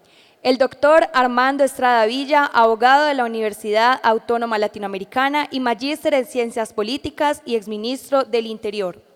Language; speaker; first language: Spanish; native; Spanish